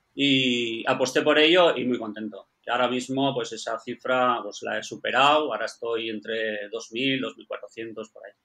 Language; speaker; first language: Spanish; native; Spanish